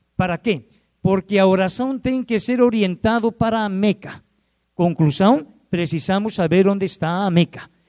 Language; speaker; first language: Portuguese; non-native, fluent; Spanish